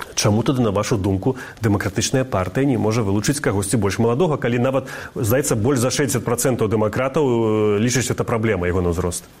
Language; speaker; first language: Belarusian; native; Belarusian